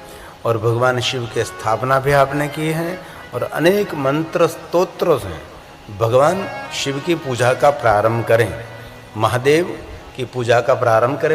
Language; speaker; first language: Hindi; non-native, local second language; Gujarati